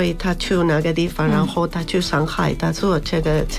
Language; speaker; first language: Chinese; non-native, fluent; Spanish